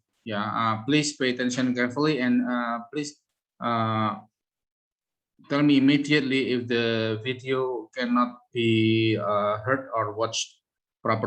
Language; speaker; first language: English; non-native, fluent; Indonesian